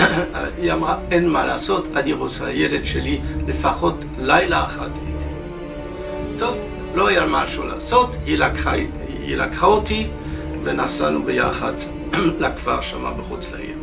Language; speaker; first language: Hebrew; non-native, fluent; French